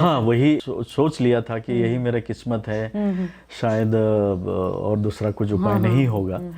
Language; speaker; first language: Hindi; non-native, local second language; Nyishi